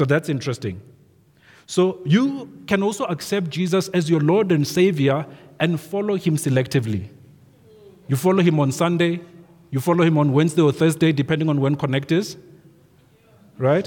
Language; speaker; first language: English; non-native, local second language; Venda